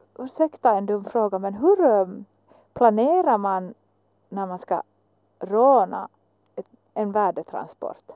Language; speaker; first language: Swedish; native; Swedish